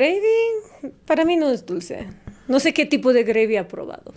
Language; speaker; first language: Spanish; non-native, fluent; English